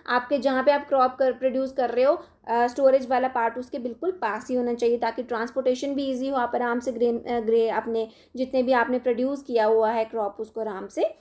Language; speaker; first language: Hindi; non-native, local second language; Dogri